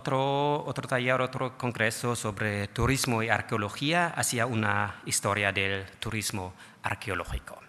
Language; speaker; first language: Spanish; non-native, fluent; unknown